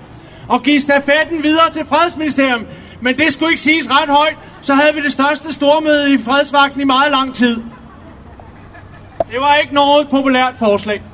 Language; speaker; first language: Danish; native; Danish